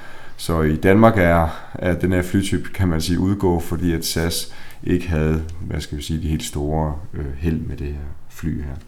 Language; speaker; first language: Danish; native; Danish